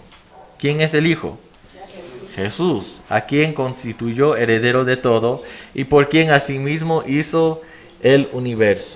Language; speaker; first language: Spanish; non-native, fluent; English